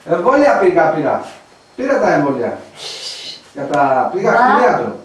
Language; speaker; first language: Greek; non-native, learner; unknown